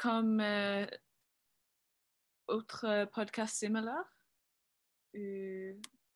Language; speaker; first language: French; non-native, learner; English